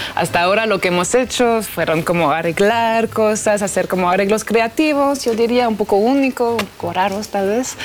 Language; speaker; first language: Spanish; non-native, fluent; French